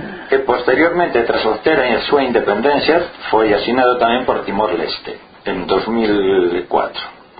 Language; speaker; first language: Galician; non-native, local second language; Spanish